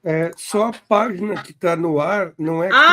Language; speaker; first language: Portuguese; native; Portuguese